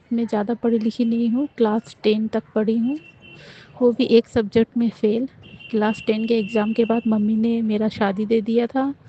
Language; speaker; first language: Hindi; non-native, local second language; Nepali